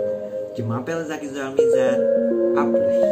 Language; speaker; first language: French; non-native, learner; Indonesian